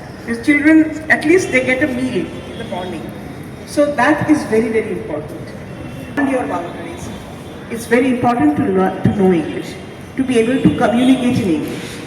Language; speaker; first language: English; non-native, local second language; Bangla